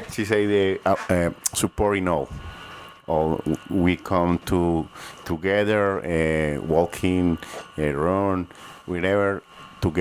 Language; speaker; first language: English; non-native, learner; Spanish